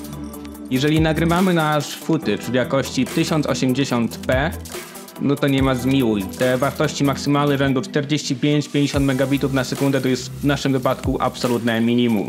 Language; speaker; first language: Polish; native; Polish